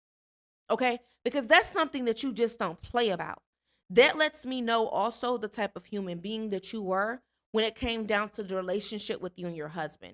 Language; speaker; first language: English; native; English